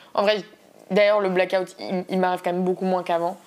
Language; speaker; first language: French; native; French